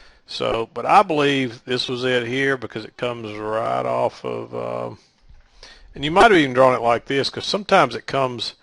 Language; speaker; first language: English; native; English